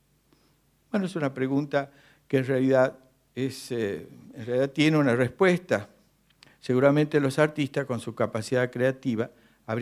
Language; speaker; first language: Spanish; native; Spanish